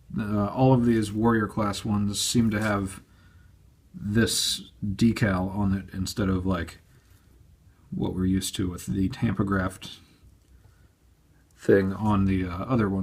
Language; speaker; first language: English; native; English